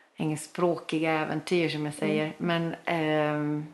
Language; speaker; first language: Swedish; native; Swedish